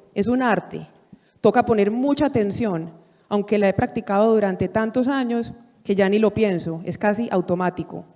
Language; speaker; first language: Spanish; native; Spanish